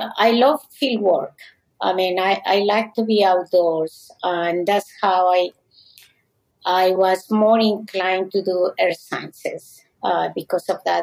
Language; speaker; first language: English; non-native, fluent; Spanish